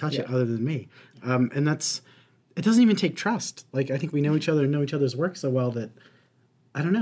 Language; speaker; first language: English; native; English